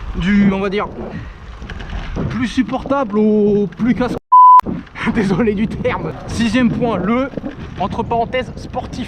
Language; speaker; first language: French; native; French